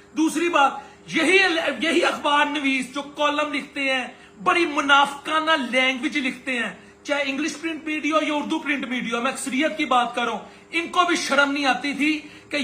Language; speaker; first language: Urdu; non-native, local second language; Punjabi